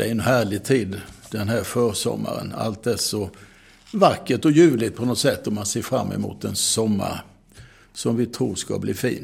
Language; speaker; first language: Swedish; native; Swedish